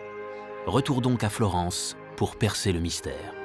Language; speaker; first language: French; native; French